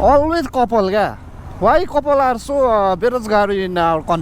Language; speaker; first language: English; non-native, learner; Nepali